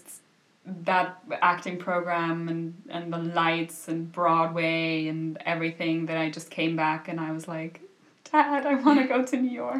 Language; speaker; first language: English; non-native, fluent; German